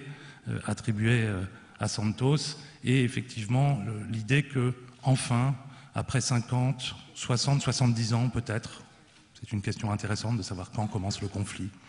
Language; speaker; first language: French; native; French